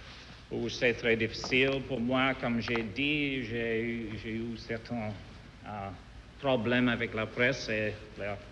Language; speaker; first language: French; non-native, learner; English